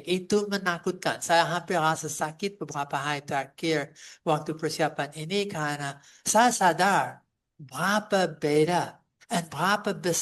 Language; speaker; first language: Indonesian; non-native, fluent; English